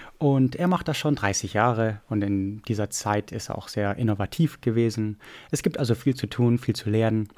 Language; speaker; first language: German; non-native, fluent; English